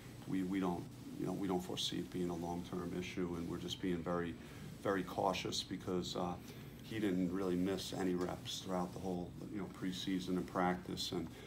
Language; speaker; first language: English; native; English